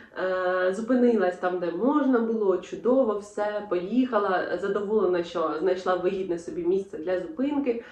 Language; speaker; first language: Ukrainian; non-native, local second language; Russian